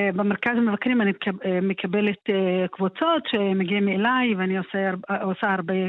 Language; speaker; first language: Hebrew; native; Hebrew